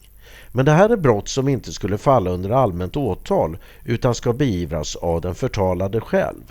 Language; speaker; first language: Swedish; native; Swedish